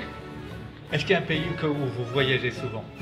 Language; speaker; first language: French; native; French